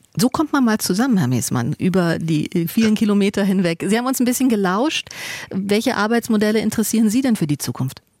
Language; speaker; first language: German; native; German